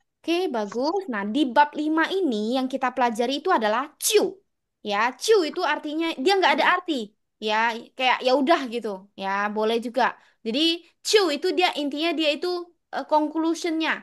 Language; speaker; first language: Indonesian; native; Indonesian